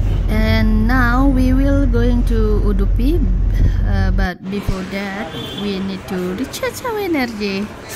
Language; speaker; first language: English; non-native, learner; Indonesian